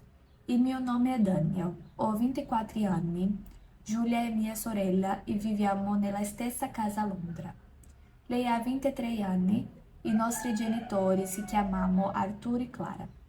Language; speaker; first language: Italian; non-native, learner; Portuguese